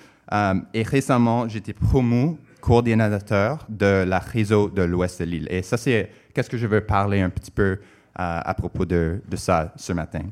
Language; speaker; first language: French; non-native, local second language; English